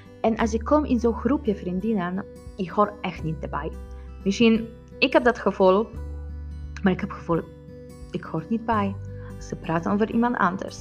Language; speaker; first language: Dutch; non-native, learner; Polish